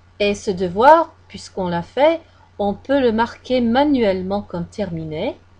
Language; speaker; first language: French; non-native, fluent; English